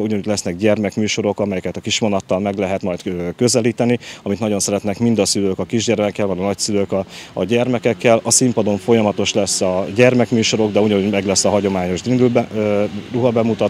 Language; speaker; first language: Hungarian; native; Hungarian